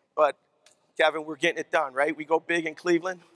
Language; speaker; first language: English; native; English